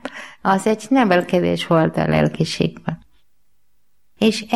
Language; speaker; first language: Hungarian; non-native, learner; Malayalam